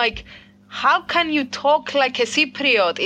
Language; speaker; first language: English; non-native, fluent; Greek